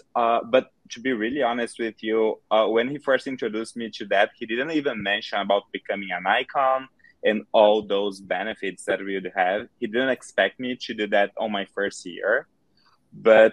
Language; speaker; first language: English; non-native, fluent; Portuguese